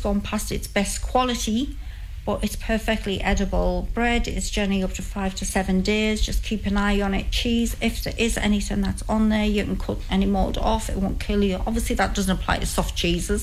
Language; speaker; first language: English; native; English